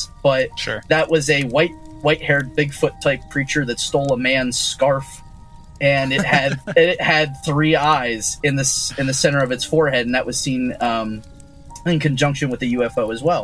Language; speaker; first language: English; native; English